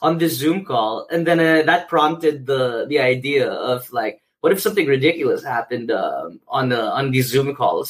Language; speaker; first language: English; non-native, local second language; Filipino